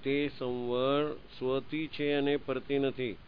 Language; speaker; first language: Hindi; non-native, local second language; Gujarati